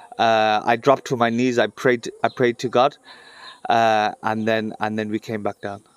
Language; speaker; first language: English; early bilingual, other home language; Bangla